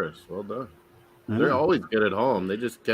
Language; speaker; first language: English; native; English